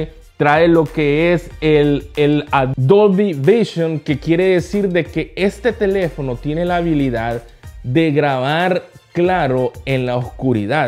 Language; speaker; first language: Spanish; native; Spanish